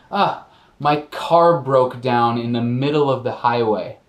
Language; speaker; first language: English; native; English